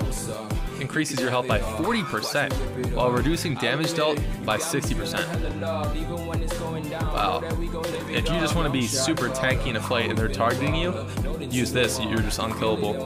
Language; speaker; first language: English; native; English